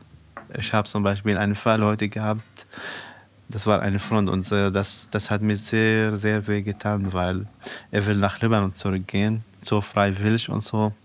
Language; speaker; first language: German; non-native, fluent; Arabic